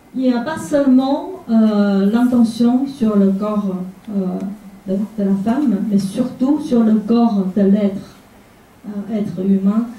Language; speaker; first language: French; non-native, fluent; Chinese